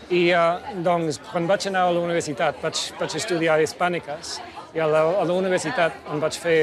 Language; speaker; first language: Catalan; non-native, fluent; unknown